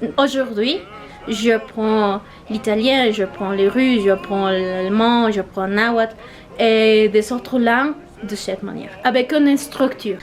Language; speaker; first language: French; non-native, learner; Spanish